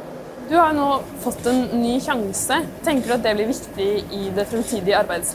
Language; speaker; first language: Norwegian; native; Norwegian